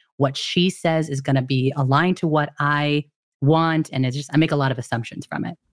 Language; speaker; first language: English; early bilingual, other home language; Filipino